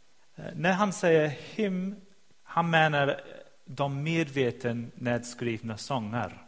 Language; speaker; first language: Swedish; non-native, fluent; English